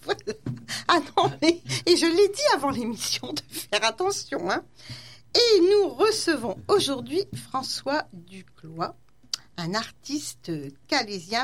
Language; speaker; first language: French; native; French